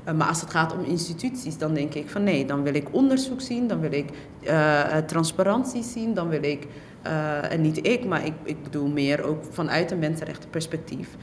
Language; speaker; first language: Dutch; early bilingual, other home language; Somali